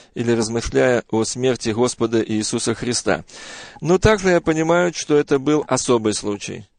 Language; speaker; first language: Russian; native; Russian